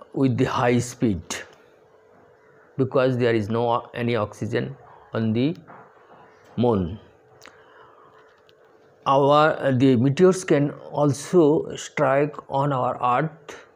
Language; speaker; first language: English; non-native, local second language; Bangla